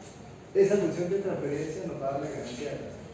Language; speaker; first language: Spanish; native; Spanish